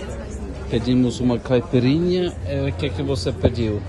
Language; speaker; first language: Portuguese; non-native, fluent; Norwegian